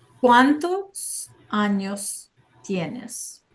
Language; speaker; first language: Spanish; non-native, fluent; English